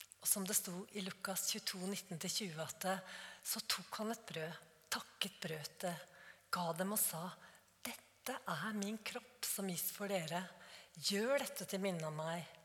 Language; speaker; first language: Norwegian; native; Norwegian